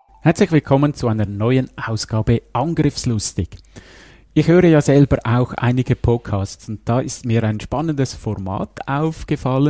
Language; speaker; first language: German; native; German